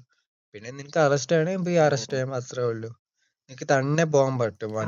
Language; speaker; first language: Malayalam; early bilingual, heritage; Malayalam